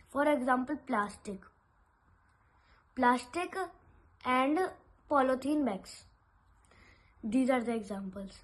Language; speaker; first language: English; non-native, local second language; Hindi